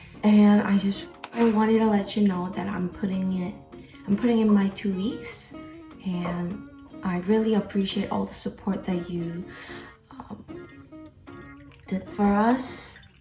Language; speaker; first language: English; non-native, fluent; Korean